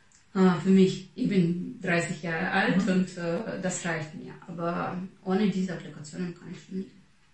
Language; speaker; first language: German; non-native, fluent; Russian